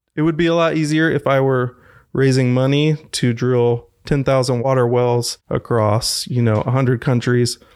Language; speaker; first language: English; native; English